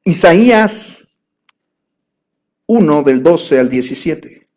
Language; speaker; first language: Spanish; native; Spanish